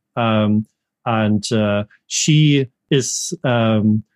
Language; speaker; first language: English; non-native, fluent; German